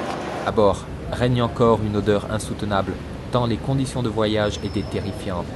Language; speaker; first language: French; native; French